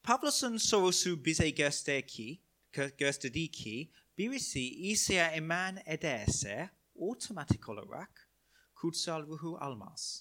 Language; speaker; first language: Turkish; non-native, fluent; English